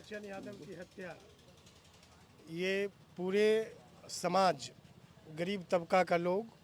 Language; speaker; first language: Hindi; native; Hindi